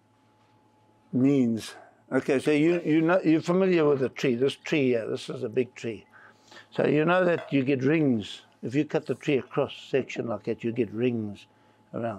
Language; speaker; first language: English; native; English